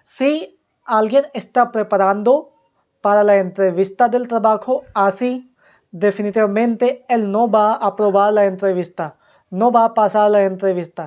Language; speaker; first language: Spanish; non-native, fluent; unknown